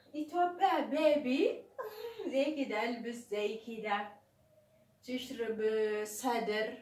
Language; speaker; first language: Arabic; non-native, learner; Oromo